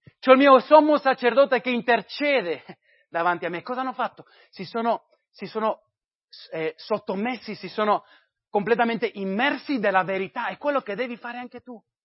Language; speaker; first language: Italian; non-native, fluent; English